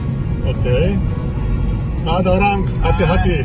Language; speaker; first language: Indonesian; non-native, learner; Italian